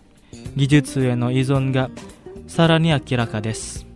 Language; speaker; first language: Japanese; non-native, fluent; Indonesian